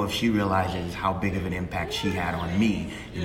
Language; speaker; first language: English; native; English